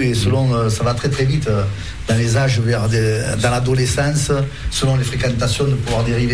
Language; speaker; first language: French; native; French